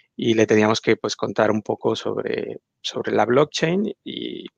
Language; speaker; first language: Spanish; native; Spanish